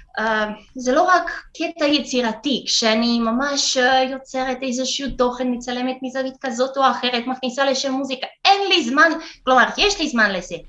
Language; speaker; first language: Hebrew; non-native, fluent; Russian